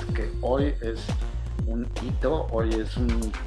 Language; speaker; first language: Spanish; native; Spanish